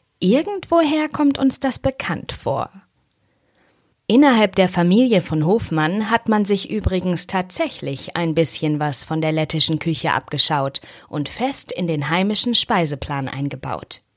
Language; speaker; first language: German; native; German